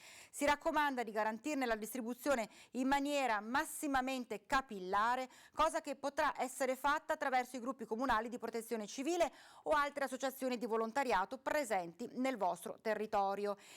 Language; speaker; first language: Italian; native; Italian